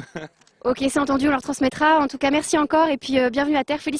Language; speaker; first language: French; native; French